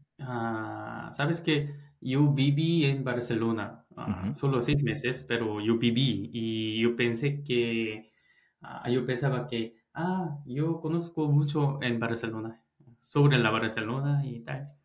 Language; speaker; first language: Spanish; non-native, learner; Korean